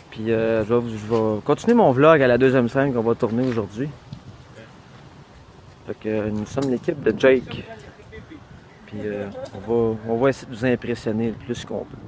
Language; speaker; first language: French; native; French